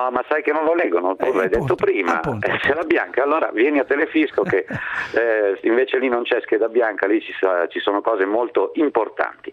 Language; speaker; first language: Italian; native; Italian